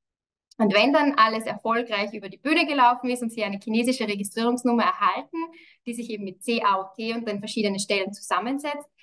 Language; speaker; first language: German; native; German